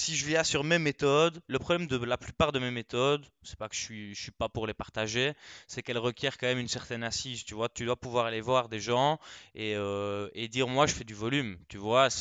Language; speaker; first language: French; native; French